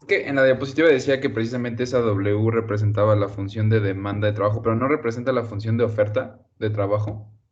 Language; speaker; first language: Spanish; native; Spanish